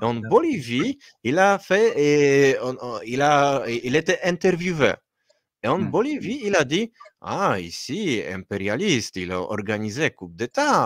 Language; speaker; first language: French; non-native, fluent; Polish